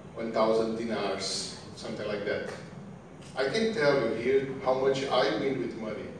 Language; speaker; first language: English; non-native, learner; Portuguese